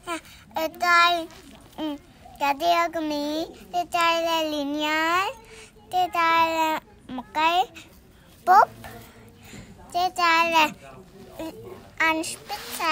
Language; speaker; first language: Vietnamese; early bilingual, heritage; Vietnamese